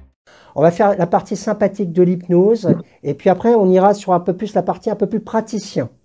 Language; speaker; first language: French; native; French